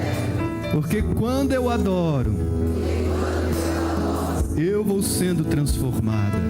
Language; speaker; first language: Portuguese; native; Portuguese